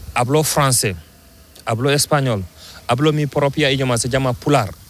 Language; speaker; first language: Spanish; non-native, learner; Fula